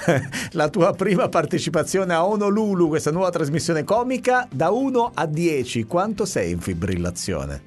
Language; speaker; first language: Italian; native; Italian